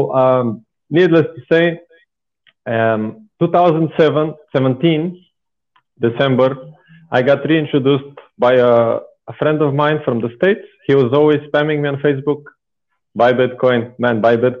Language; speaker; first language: English; non-native, fluent; Bulgarian